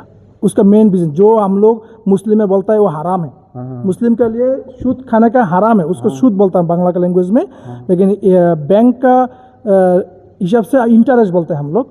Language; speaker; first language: Hindi; non-native, learner; Bangla